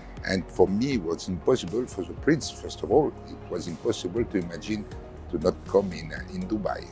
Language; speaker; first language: English; non-native, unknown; French